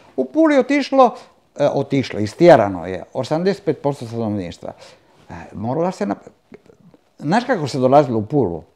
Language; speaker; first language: Croatian; non-native, local second language; Italian